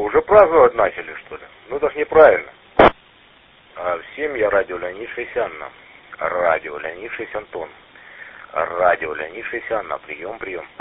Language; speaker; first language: Russian; native; Russian